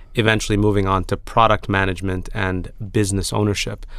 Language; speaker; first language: English; early bilingual, other home language; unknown